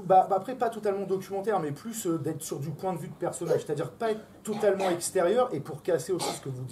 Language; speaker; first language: French; native; French